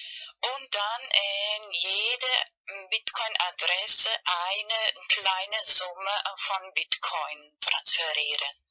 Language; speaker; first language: German; non-native, learner; Spanish